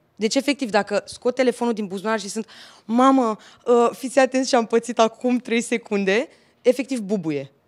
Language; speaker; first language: Romanian; native; Romanian